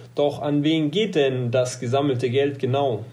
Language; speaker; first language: German; native; German